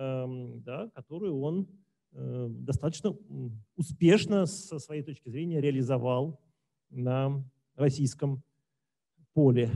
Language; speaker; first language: Russian; native; Russian